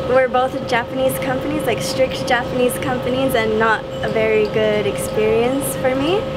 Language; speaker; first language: English; native; English